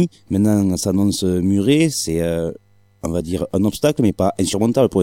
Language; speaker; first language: French; native; French